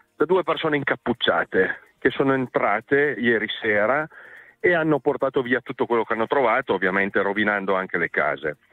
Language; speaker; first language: Italian; native; Italian